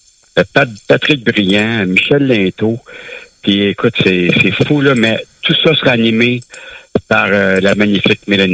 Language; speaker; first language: French; native; French